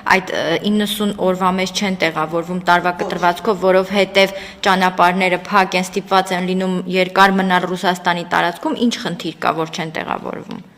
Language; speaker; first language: Armenian; native; Armenian